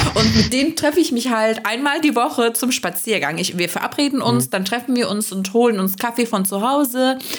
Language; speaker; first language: German; non-native, fluent; Turkish